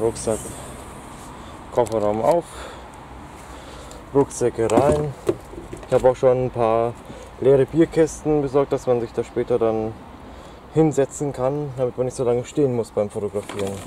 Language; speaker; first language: German; native; German